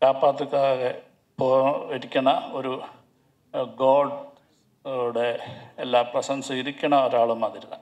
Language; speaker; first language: Tamil; non-native, learner; Malayalam